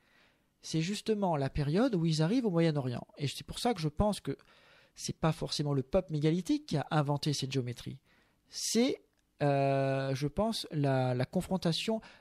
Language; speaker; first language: French; native; French